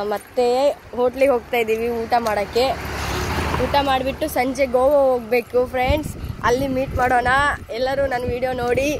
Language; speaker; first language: Kannada; non-native, local second language; Lambadi